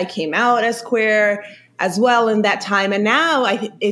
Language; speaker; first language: English; early bilingual, other home language; Yiddish